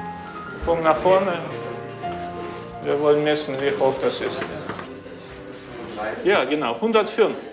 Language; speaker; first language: German; non-native, fluent; Russian